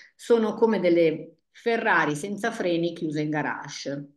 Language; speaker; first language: Italian; native; Italian